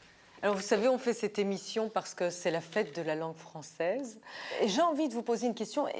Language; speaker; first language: French; native; French